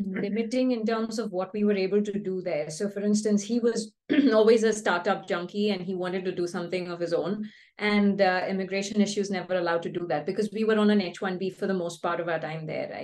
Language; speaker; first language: English; non-native, local second language; Kannada